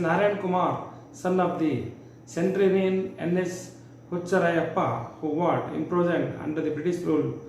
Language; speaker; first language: English; non-native, local second language; Kannada